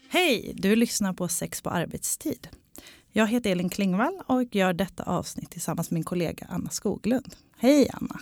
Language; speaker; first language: Swedish; native; Swedish